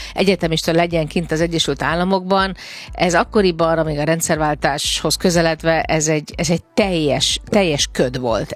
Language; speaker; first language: Hungarian; native; Hungarian